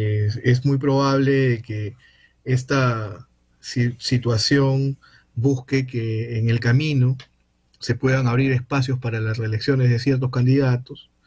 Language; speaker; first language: Spanish; native; Spanish